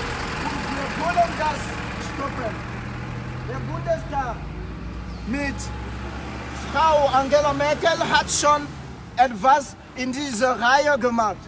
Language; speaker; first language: German; non-native, fluent; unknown